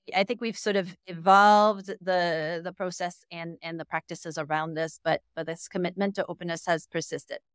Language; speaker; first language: English; native; English